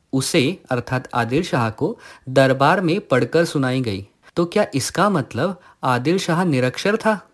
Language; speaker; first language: Hindi; non-native, local second language; Marathi